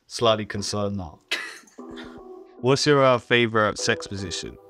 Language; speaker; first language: English; native; English